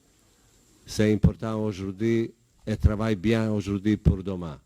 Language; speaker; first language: French; non-native, learner; Bosnian